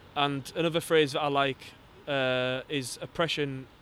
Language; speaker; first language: English; native; English